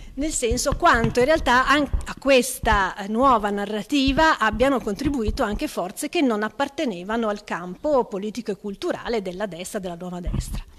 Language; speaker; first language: Italian; native; Italian